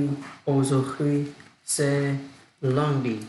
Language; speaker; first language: French; non-native, learner; Vietnamese